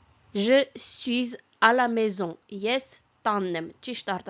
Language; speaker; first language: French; non-native, fluent; Armenian